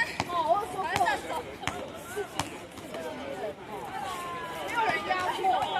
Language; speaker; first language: Chinese; native; Chinese